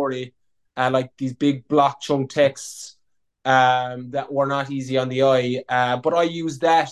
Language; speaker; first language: English; native; English